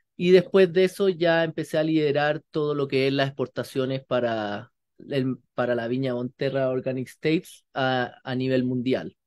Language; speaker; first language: Spanish; native; Spanish